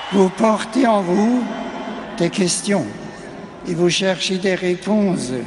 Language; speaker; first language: French; non-native, fluent; German